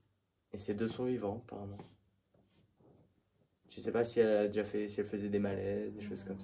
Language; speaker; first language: French; native; French